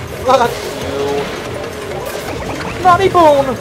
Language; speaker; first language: English; native; English